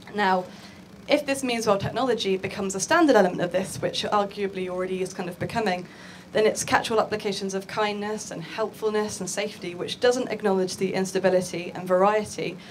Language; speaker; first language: English; native; English